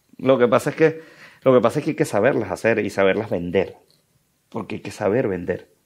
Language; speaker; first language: Spanish; native; Spanish